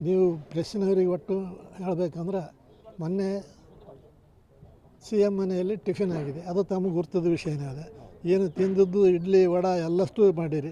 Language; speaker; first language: Kannada; native; Kannada